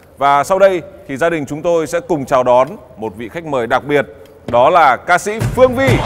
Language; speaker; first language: Vietnamese; native; Vietnamese